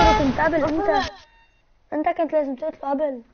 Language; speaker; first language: Arabic; native; Arabic